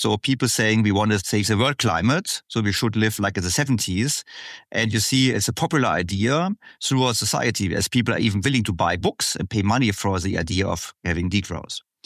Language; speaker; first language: English; non-native, fluent; German